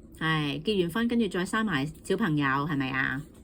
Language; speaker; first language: Cantonese; native; Cantonese